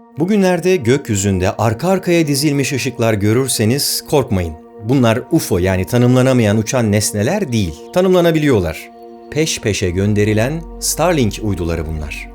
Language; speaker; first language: Turkish; native; Turkish